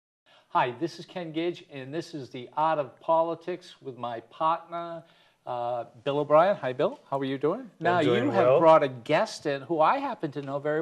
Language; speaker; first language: English; native; English